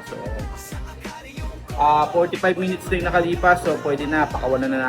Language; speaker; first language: Filipino; native; Filipino